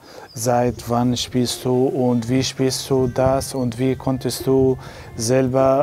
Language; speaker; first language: German; non-native, learner; Arabic